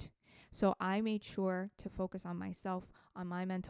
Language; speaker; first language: English; non-native, fluent; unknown